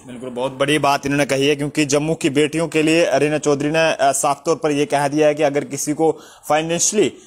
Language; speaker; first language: Hindi; native; Hindi